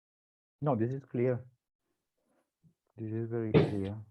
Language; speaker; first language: English; non-native, learner; Italian